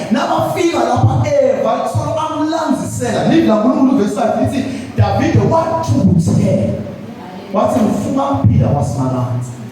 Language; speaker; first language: Zulu; non-native, local second language; Swati